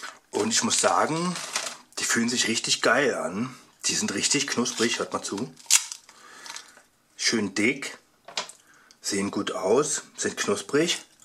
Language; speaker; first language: German; native; German